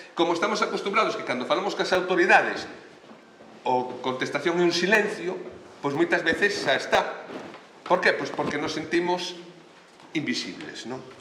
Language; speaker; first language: Galician; non-native, local second language; Spanish